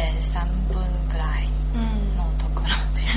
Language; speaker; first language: Japanese; non-native, learner; Chinese